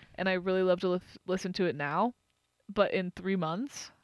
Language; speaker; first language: English; native; English